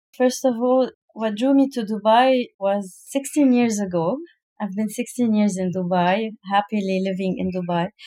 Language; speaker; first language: English; non-native, fluent; Arabic